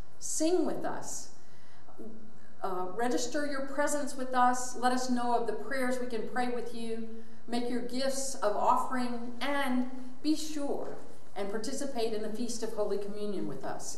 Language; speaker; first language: English; native; English